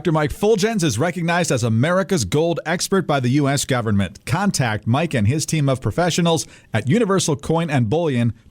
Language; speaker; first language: English; native; English